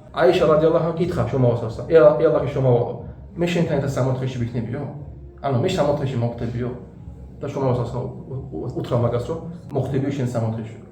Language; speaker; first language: Georgian; non-native, local second language; Azerbaijani